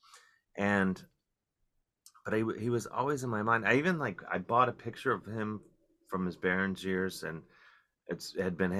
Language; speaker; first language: English; native; English